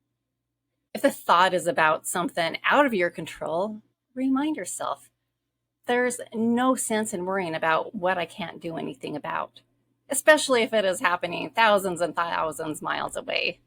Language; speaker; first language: English; native; English